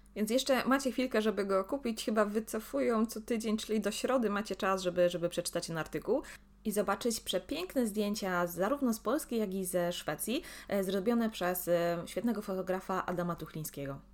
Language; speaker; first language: Polish; native; Polish